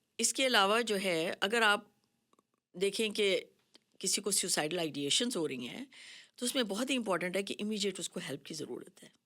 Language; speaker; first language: Urdu; native; Urdu